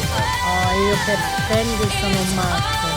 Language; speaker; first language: Italian; non-native, learner; English